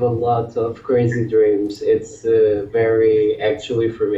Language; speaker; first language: English; non-native, learner; Portuguese